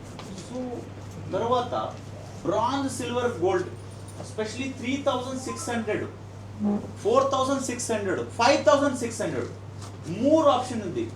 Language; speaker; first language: Telugu; non-native, learner; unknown